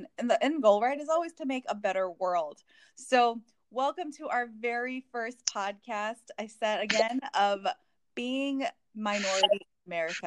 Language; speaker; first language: English; native; English